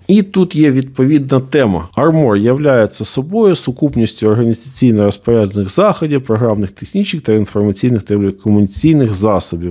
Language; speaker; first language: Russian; native; Russian